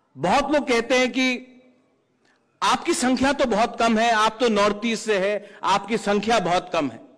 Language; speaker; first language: Hindi; non-native, local second language; Kok Borok